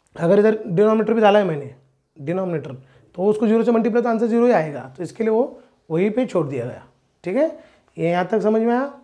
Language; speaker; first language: Hindi; non-native, local second language; Marathi